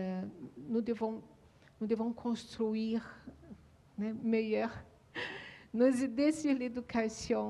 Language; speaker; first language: French; non-native, learner; Portuguese